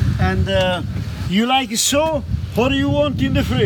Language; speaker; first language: English; non-native, learner; Italian